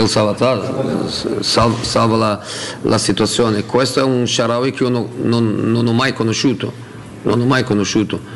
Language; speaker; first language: Italian; non-native, fluent; Portuguese